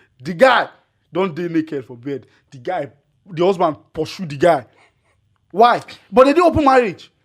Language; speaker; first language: Nigerian Pidgin; non-native, local second language; Yoruba